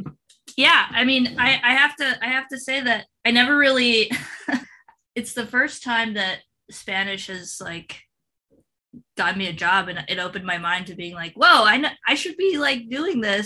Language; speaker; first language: English; non-native, fluent; Spanish